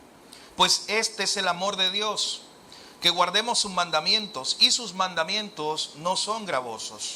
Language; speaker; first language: Spanish; native; Spanish